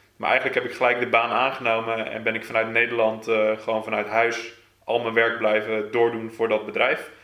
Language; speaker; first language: Dutch; native; Dutch